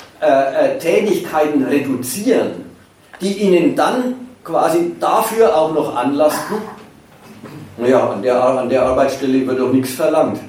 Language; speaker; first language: German; native; German